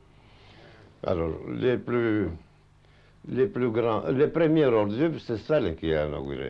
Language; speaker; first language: French; non-native, fluent; Russian